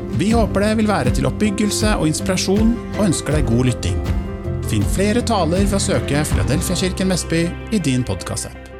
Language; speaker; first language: Norwegian; native; Norwegian